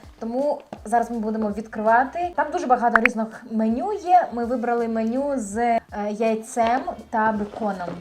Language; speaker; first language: Ukrainian; native; Ukrainian